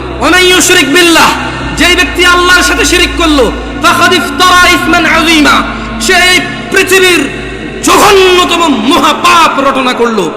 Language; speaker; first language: Bangla; early bilingual, heritage; Bangla